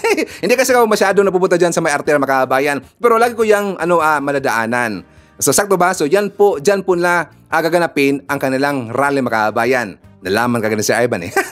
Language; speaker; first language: Filipino; non-native, local second language; Cebuano